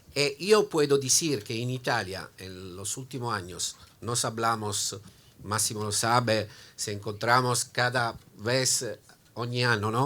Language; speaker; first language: Spanish; non-native, learner; Italian